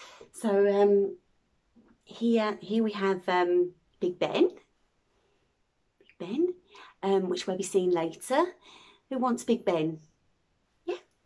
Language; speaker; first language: English; native; English